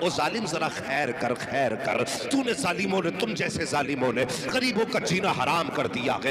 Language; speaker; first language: Urdu; native; Urdu